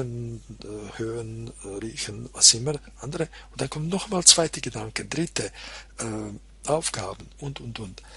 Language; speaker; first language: German; non-native, fluent; Croatian